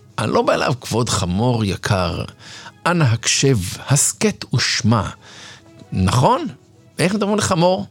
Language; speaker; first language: Hebrew; native; Hebrew